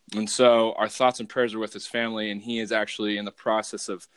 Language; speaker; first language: English; native; English